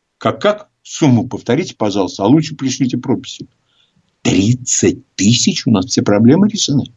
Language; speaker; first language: Russian; native; Russian